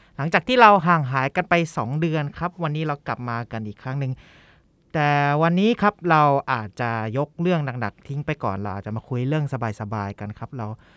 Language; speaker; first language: Thai; native; Thai